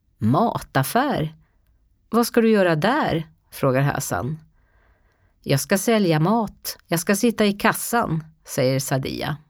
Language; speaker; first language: Swedish; native; Swedish